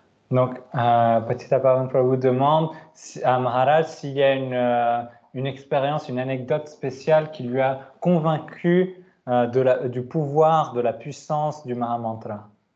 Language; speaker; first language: French; native; French